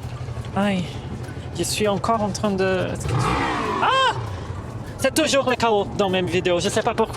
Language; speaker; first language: French; non-native, fluent; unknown